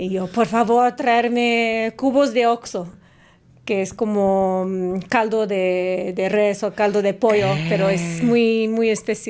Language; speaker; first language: Spanish; non-native, fluent; English